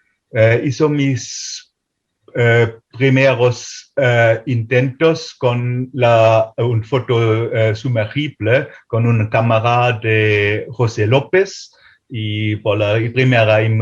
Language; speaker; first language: Spanish; non-native, fluent; German